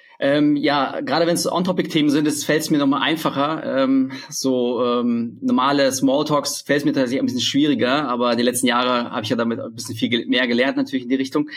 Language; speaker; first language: German; early bilingual, other home language; Russian